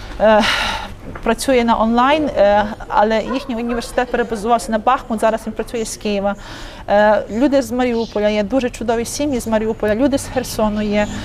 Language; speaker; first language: Ukrainian; native; Ukrainian